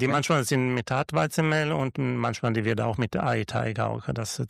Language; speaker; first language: German; non-native, learner; Italian